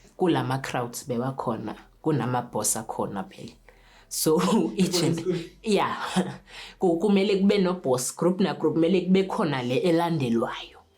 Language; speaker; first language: Zulu; non-native, local second language; Southern Sotho